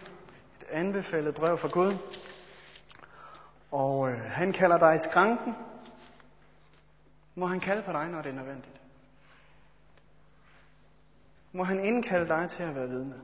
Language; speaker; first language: Danish; native; Danish